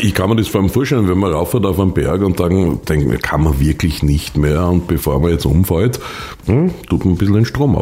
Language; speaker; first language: German; native; German